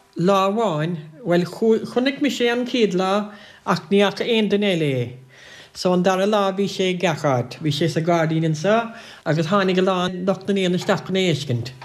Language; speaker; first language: Irish; native; Irish